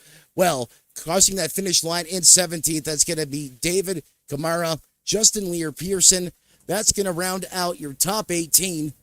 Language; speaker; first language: English; native; English